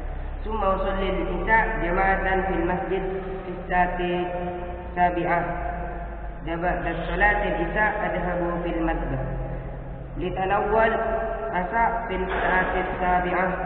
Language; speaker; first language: Arabic; non-native, learner; Indonesian